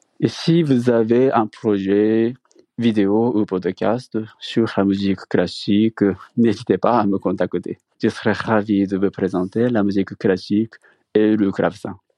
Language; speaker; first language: French; non-native, fluent; Japanese